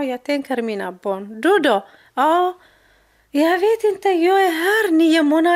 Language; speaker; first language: Swedish; non-native, learner; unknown